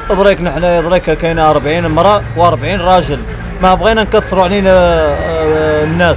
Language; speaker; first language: Arabic; native; Arabic